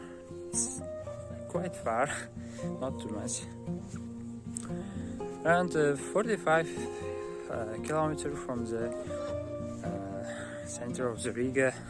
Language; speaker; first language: English; non-native, learner; Uzbek